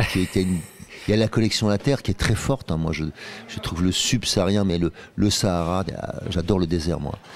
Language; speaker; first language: French; native; French